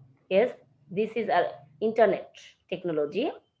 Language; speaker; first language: English; non-native, local second language; Bangla